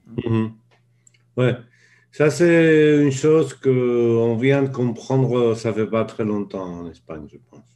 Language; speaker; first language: French; non-native, fluent; Spanish